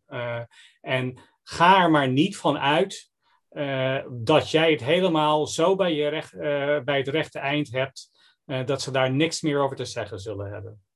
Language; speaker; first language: Dutch; non-native, fluent; English